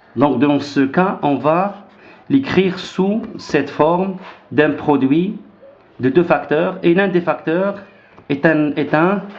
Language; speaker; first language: French; non-native, local second language; Arabic